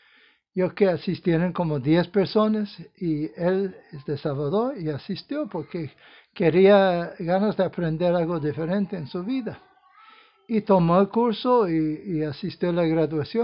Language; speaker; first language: Spanish; non-native, fluent; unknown